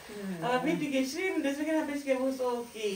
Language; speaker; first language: German; non-native, learner; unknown